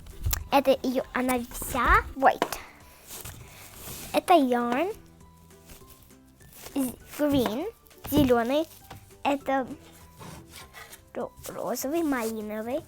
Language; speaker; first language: Russian; early bilingual, heritage; Russian